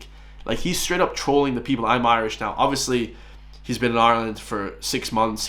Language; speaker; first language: English; native; English